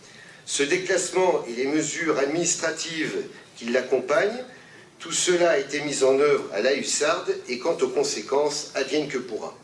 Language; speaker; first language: French; native; French